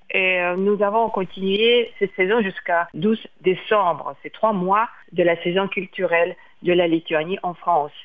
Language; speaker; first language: French; non-native, fluent; Lithuanian